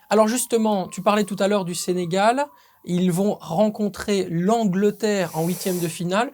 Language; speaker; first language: French; native; French